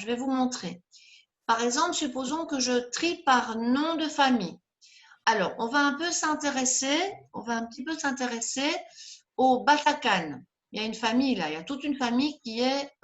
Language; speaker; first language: French; native; French